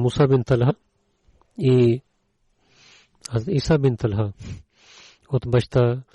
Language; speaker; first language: Bulgarian; non-native, learner; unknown